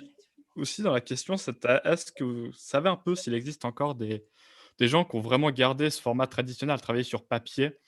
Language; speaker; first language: French; native; French